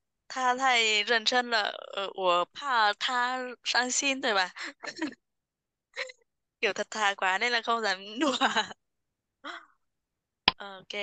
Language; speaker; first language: Chinese; non-native, fluent; Vietnamese